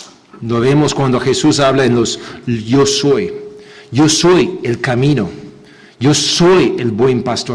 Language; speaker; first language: Spanish; non-native, fluent; English